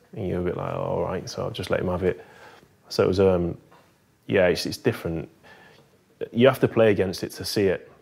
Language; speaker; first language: English; native; English